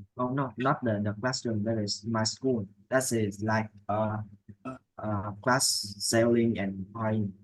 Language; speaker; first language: English; non-native, learner; Vietnamese